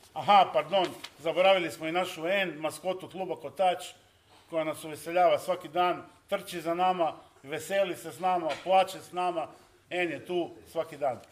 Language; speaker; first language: Croatian; native; Croatian